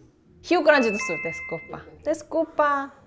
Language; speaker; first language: Portuguese; non-native, learner; Korean